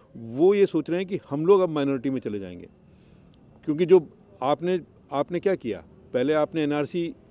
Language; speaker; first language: Hindi; native; Hindi